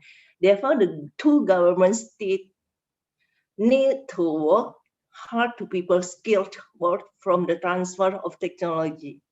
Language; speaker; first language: English; non-native, learner; Indonesian